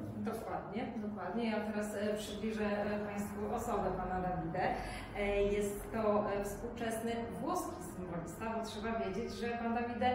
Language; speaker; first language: Polish; native; Polish